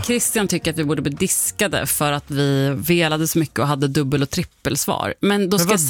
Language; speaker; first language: Swedish; native; Swedish